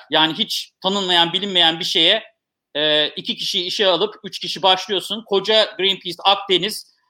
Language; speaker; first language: Turkish; native; Turkish